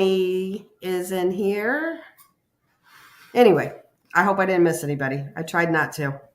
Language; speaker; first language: English; native; English